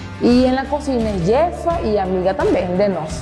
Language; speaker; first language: Portuguese; non-native, learner; Spanish